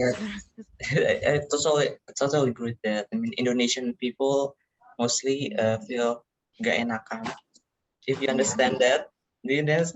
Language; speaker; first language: English; non-native, learner; Indonesian